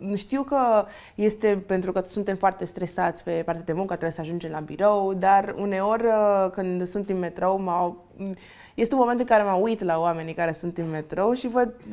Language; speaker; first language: Romanian; non-native, fluent; Spanish